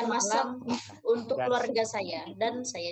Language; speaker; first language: Indonesian; non-native, learner; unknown